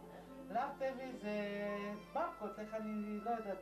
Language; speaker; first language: Hebrew; non-native, learner; Georgian